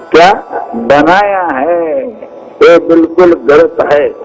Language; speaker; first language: Hindi; non-native, local second language; Kannada